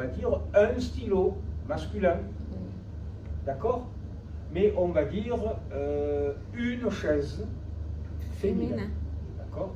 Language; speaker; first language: French; native; French